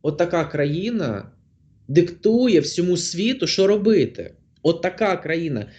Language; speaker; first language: Ukrainian; non-native, local second language; Russian